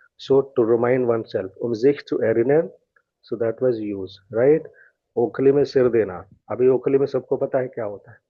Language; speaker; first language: Hindi; native; Hindi